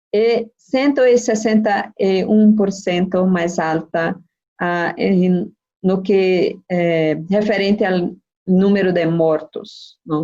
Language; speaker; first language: Spanish; non-native, learner; Portuguese